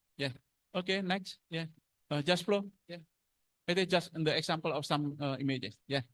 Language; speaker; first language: English; non-native, fluent; Indonesian